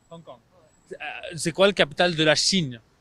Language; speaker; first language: French; non-native, fluent; English